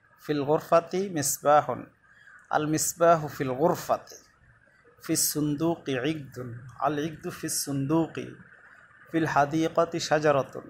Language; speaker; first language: Arabic; non-native, fluent; Bangla